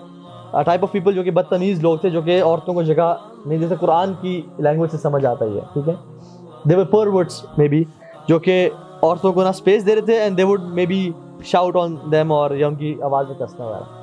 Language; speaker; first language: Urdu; native; Urdu